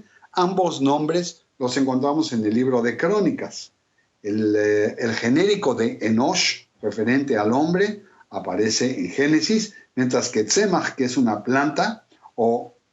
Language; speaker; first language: Spanish; native; Spanish